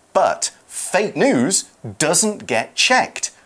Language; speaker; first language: English; native; English